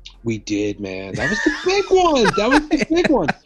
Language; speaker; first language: English; native; English